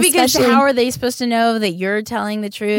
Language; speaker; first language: English; native; English